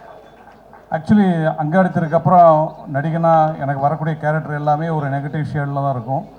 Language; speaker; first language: Tamil; native; Tamil